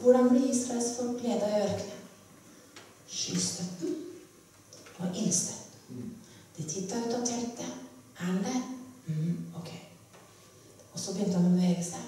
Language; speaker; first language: Norwegian; native; Norwegian